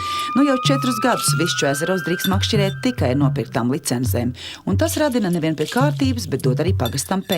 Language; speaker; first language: Latvian; native; Latvian